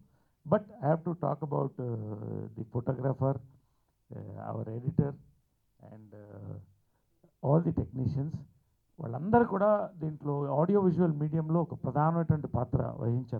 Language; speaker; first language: Telugu; native; Telugu